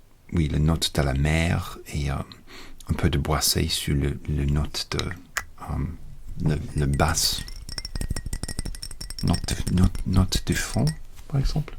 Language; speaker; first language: French; non-native, learner; English